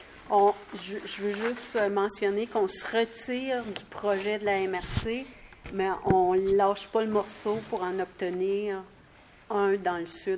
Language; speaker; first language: French; native; French